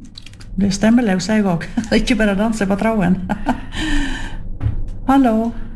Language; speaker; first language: German; non-native, learner; Norwegian